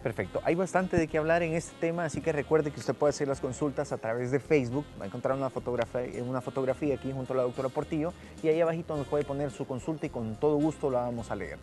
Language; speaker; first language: Spanish; native; Spanish